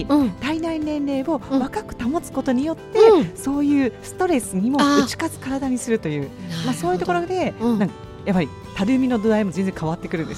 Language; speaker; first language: Japanese; native; Japanese